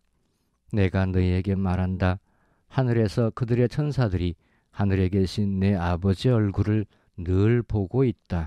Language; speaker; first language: Korean; native; Korean